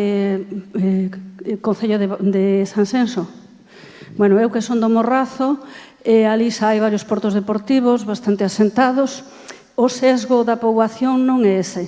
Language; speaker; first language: Galician; native; Galician